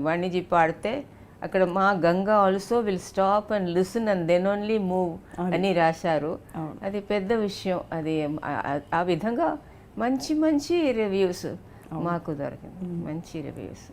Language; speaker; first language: Telugu; non-native, local second language; Tamil